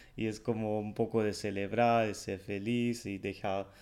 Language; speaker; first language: Spanish; non-native, fluent; German